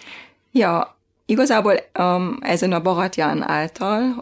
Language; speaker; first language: Hungarian; non-native, fluent; German